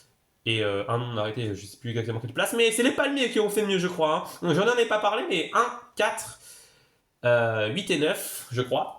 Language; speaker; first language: French; native; French